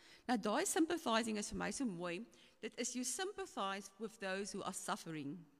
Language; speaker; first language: English; non-native, local second language; Afrikaans